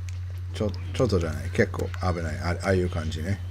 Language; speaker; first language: Japanese; non-native, learner; English